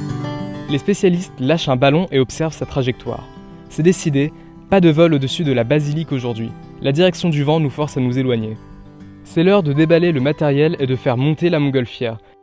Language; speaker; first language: French; native; French